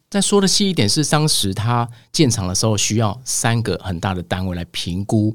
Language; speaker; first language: Chinese; native; Chinese